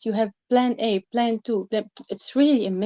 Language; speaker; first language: English; non-native, learner; Arabic